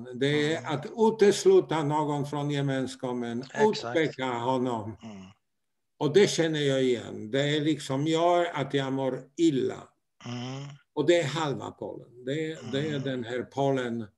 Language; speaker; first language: Swedish; non-native, fluent; Polish